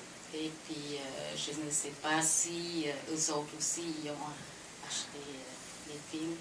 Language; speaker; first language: French; non-native, fluent; Khmer